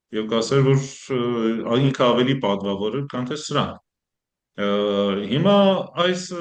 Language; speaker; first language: Armenian; early bilingual, heritage; Armenian